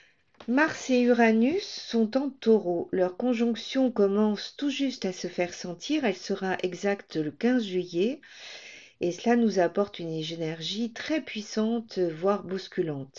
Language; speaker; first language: French; native; French